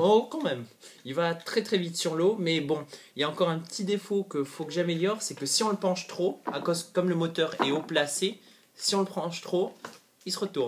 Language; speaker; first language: French; native; French